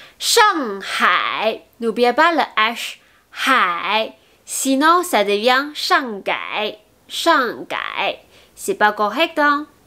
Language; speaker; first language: French; non-native, fluent; Chinese